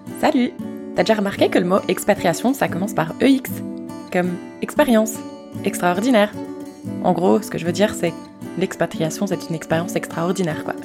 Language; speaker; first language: French; native; French